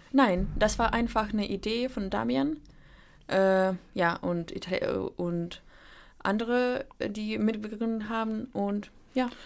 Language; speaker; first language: German; non-native, fluent; Ukrainian